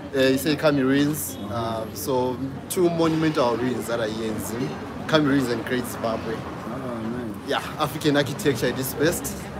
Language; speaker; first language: English; non-native, local second language; North Ndebele